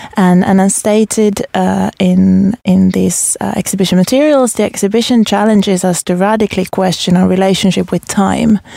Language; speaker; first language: English; non-native, fluent; Finnish